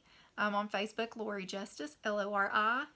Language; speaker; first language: English; native; English